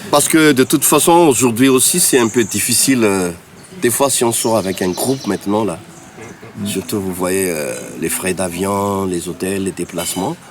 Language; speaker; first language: French; non-native, local second language; Malagasy